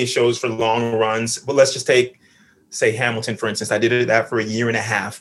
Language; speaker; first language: English; native; English